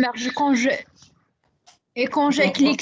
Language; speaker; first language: French; non-native, local second language; Arabic